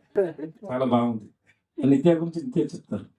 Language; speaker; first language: Telugu; non-native, learner; Tamil